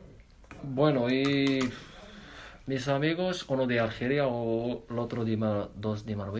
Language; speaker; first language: Spanish; non-native, learner; Arabic